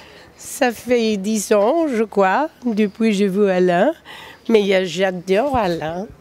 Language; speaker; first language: French; non-native, fluent; English